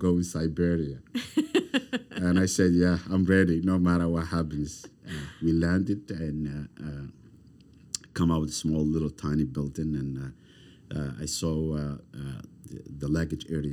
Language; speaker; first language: English; non-native, fluent; Somali